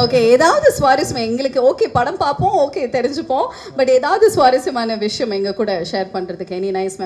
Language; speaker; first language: Tamil; native; Tamil